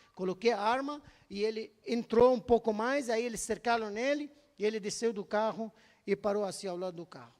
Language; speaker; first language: Portuguese; non-native, fluent; Arabic